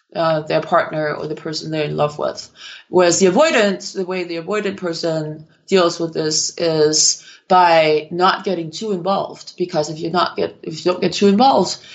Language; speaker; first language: English; non-native, fluent; Danish